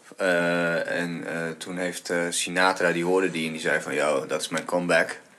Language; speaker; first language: Dutch; early bilingual, other home language; Bulgarian